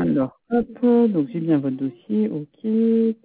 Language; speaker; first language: French; native; French